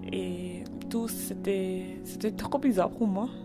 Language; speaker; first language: French; non-native, learner; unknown